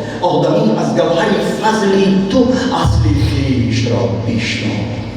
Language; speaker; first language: Persian; native; Persian